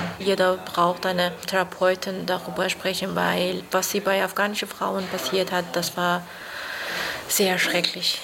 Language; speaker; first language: German; non-native, fluent; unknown